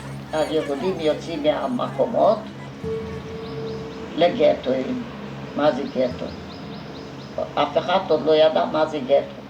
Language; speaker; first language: Hebrew; non-native, fluent; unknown